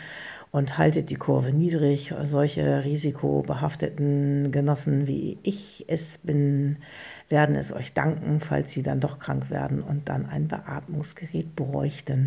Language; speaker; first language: German; native; German